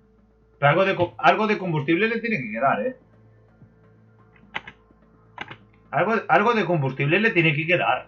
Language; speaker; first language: Spanish; native; Spanish